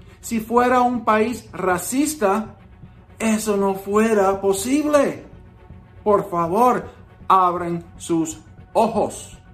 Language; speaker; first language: Spanish; early bilingual, heritage; Spanish